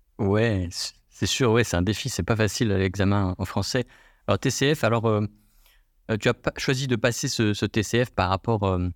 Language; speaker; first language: French; native; French